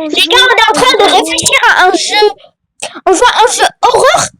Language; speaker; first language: French; native; French